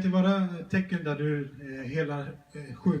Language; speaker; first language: Swedish; early bilingual, other home language; Spanish